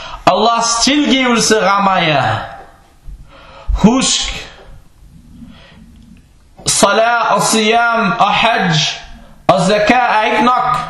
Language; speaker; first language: Danish; early bilingual, other home language; Arabic